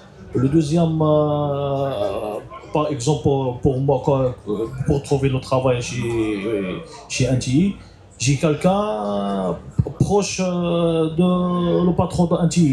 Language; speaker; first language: French; non-native, learner; Arabic